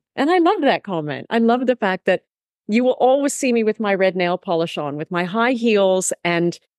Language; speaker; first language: English; native; English